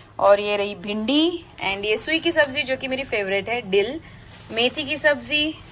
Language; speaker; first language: Hindi; non-native, local second language; Marathi